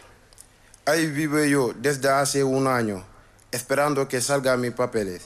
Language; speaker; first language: Spanish; non-native, learner; Wolof